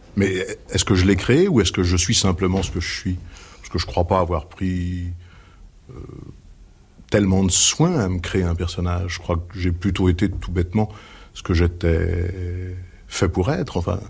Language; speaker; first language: French; native; French